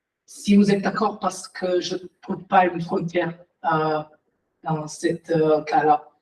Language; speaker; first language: French; non-native, fluent; Italian